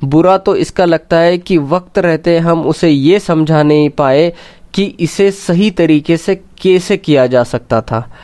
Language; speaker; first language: Hindi; non-native, local second language; Marathi